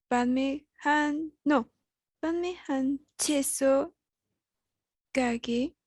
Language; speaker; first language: Korean; non-native, learner; Spanish